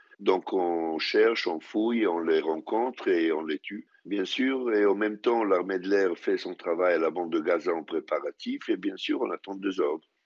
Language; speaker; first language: French; non-native, fluent; Hebrew